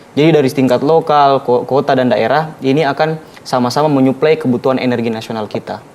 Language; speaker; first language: Indonesian; native; Indonesian